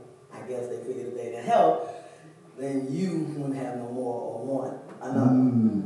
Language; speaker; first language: English; native; English